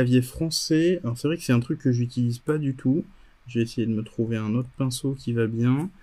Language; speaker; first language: French; native; French